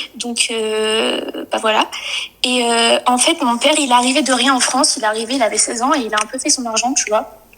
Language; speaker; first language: French; native; French